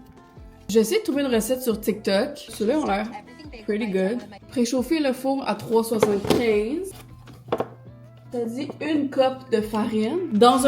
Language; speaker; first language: French; native; French